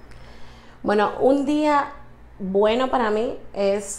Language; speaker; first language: Spanish; native; Spanish